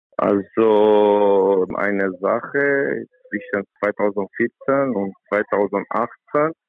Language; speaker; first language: German; non-native, learner; Romanian